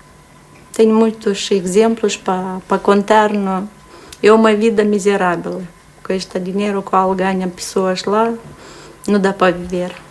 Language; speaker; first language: Portuguese; non-native, learner; Romanian